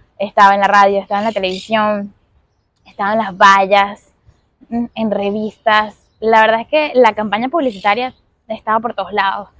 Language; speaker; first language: Spanish; native; Spanish